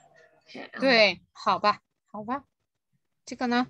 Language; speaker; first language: Chinese; non-native, fluent; Vietnamese